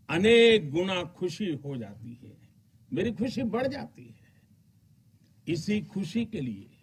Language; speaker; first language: Hindi; non-native, local second language; Gujarati